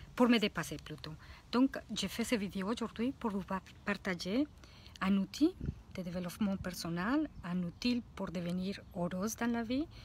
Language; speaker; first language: French; non-native, fluent; Spanish